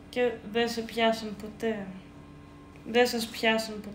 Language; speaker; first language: Greek; early bilingual, heritage; Greek